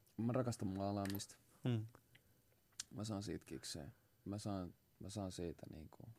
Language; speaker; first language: Finnish; early bilingual, other home language; Swahili